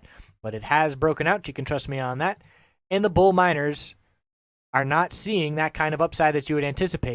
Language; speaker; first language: English; native; English